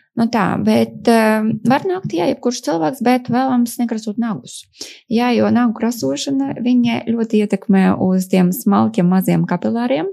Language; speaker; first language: Latvian; non-native, local second language; Russian